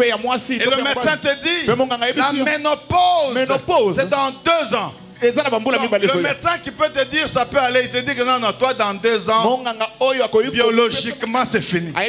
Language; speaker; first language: French; non-native, local second language; Lingala